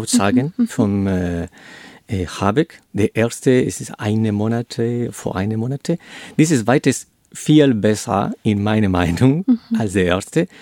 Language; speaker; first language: German; non-native, learner; Spanish